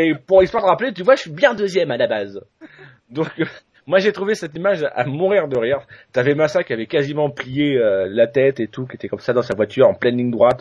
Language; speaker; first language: French; native; French